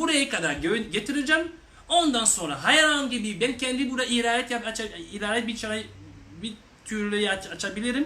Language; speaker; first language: Turkish; non-native, learner; French